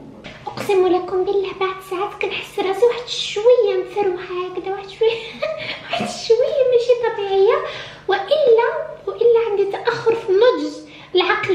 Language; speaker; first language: Arabic; native; Arabic